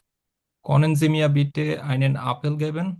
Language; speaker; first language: German; non-native, learner; Bangla